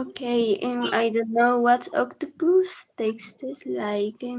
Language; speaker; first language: English; non-native, learner; Spanish